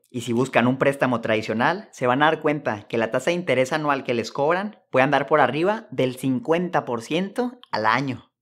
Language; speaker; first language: Spanish; native; Spanish